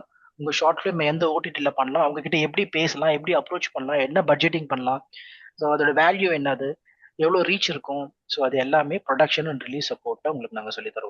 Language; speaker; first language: Tamil; native; Tamil